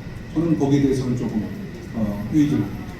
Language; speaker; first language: Korean; native; Korean